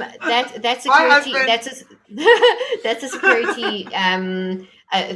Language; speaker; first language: English; native; English